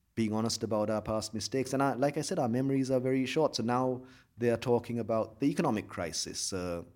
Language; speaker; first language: English; non-native, local second language; Sinhala